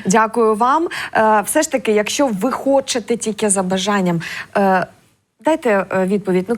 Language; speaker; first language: Ukrainian; native; Ukrainian